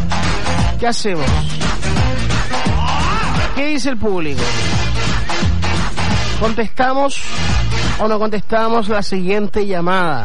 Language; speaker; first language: Spanish; native; Spanish